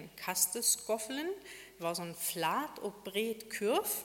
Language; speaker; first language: Norwegian; non-native, fluent; German